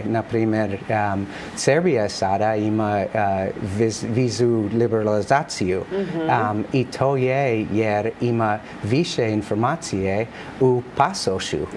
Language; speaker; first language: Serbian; non-native, learner; English